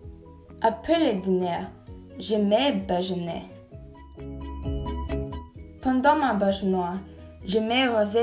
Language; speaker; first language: French; non-native, learner; English